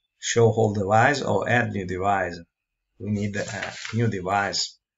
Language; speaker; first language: English; non-native, learner; Italian